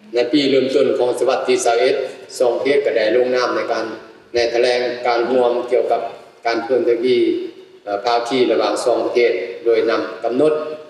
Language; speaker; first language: Lao; non-native, fluent; Chinese